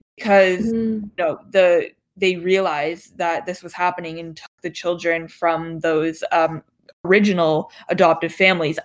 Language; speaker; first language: English; native; English